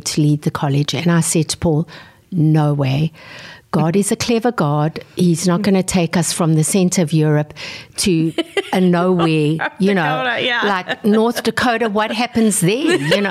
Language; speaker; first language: English; native; English